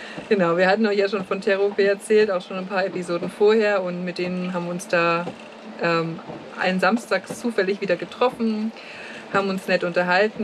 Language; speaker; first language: German; native; German